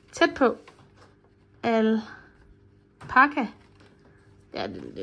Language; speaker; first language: Danish; native; Danish